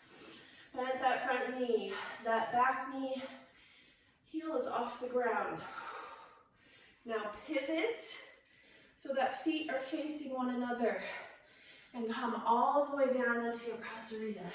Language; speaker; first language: English; native; English